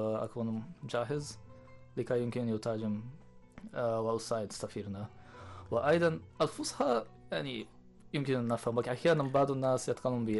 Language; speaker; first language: Arabic; non-native, learner; Japanese